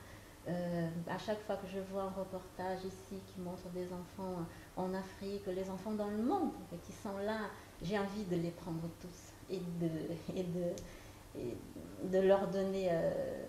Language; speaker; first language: French; non-native, fluent; Portuguese